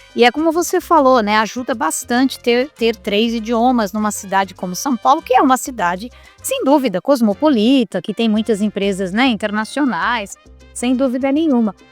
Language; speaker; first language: Portuguese; native; Portuguese